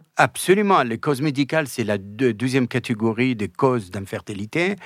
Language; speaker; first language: French; non-native, fluent; Arabic